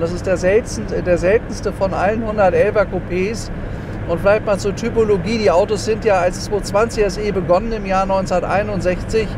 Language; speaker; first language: German; native; German